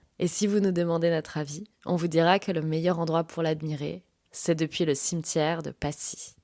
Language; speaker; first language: French; native; French